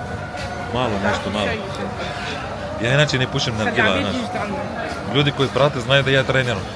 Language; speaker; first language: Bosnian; early bilingual, heritage; Bosnian